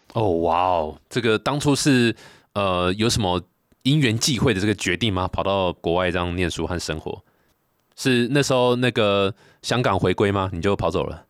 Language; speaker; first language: Chinese; native; Chinese